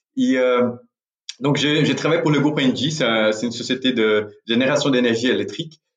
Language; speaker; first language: French; non-native, fluent; Portuguese